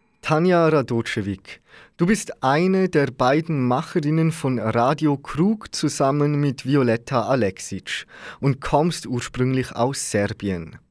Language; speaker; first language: German; native; German